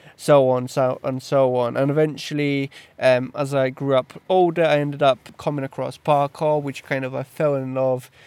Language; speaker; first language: English; early bilingual, other home language; Polish